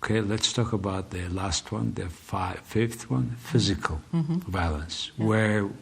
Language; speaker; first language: English; non-native, fluent; Mongolian